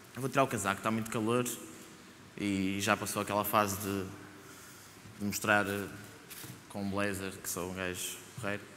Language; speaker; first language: Portuguese; native; Portuguese